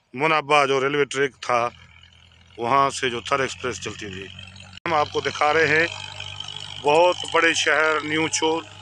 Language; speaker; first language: Urdu; non-native, local second language; Sindhi